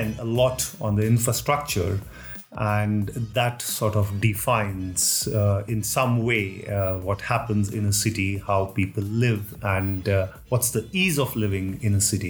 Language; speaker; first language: English; non-native, local second language; Hindi